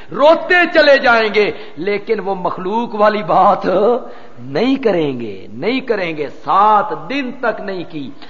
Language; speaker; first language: Urdu; non-native, local second language; Punjabi